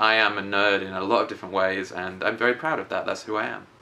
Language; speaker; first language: English; native; English